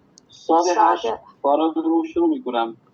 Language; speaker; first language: Persian; non-native, learner; Urdu